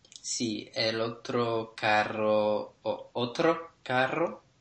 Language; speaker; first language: Spanish; non-native, learner; English